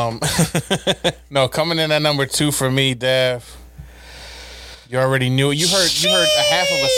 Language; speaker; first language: English; native; English